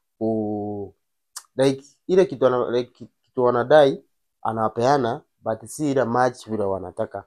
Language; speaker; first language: Swahili; native; Swahili